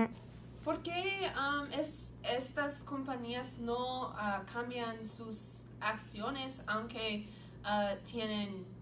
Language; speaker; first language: Spanish; non-native, learner; English